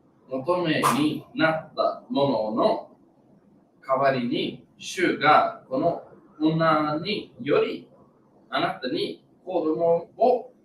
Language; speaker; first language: Japanese; non-native, learner; English